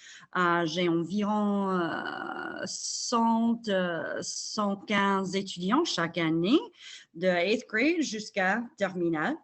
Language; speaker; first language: French; non-native, fluent; English